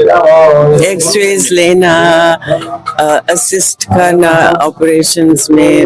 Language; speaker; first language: Hindi; non-native, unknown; English